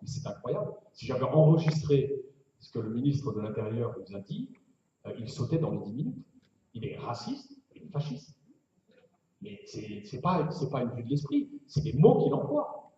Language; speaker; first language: French; native; French